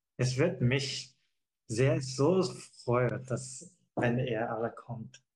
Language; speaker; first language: German; non-native, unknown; Chinese